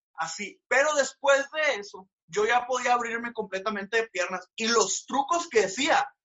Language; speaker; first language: Spanish; native; Spanish